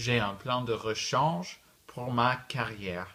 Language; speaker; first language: French; non-native, fluent; English